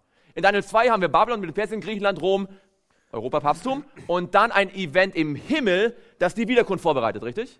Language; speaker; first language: German; native; German